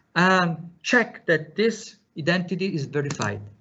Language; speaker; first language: English; non-native, fluent; Italian